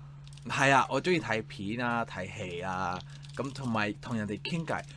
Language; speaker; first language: Cantonese; non-native, fluent; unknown